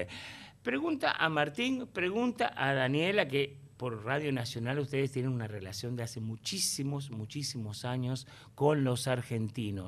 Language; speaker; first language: Spanish; native; Spanish